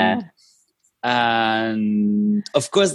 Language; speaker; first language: English; non-native, fluent; Spanish